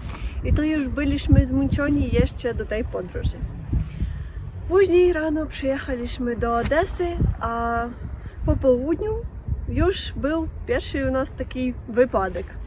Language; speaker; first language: Polish; non-native, fluent; Russian